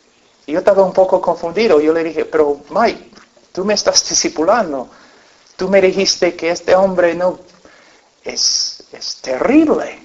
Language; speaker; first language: Spanish; non-native, fluent; English